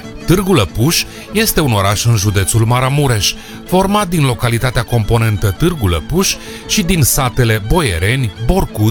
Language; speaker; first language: Romanian; native; Romanian